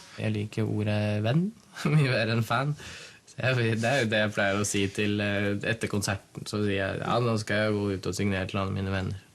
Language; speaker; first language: Norwegian; early bilingual, other home language; Russian